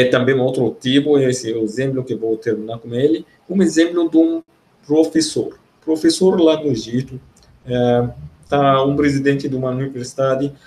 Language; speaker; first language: Portuguese; non-native, fluent; Arabic